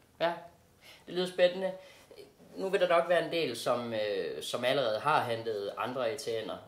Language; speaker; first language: Danish; native; Danish